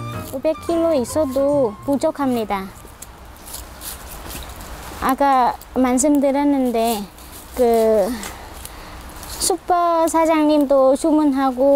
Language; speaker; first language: Korean; non-native, learner; Vietnamese